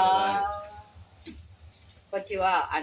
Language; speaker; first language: Japanese; non-native, learner; Filipino